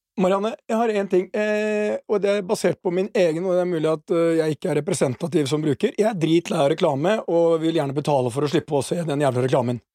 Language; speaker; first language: Norwegian; native; Norwegian